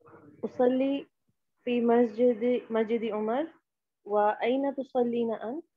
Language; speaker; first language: Arabic; non-native, learner; Urdu